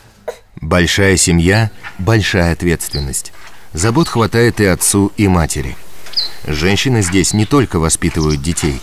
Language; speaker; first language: Russian; native; Russian